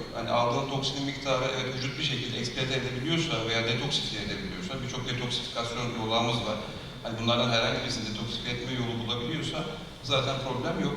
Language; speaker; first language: Turkish; native; Turkish